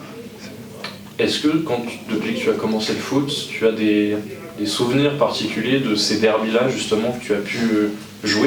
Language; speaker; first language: French; native; French